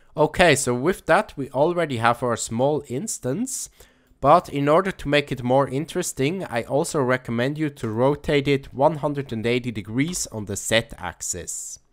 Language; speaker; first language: English; non-native, fluent; German